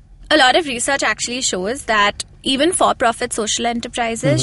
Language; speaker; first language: English; non-native, local second language; Hindi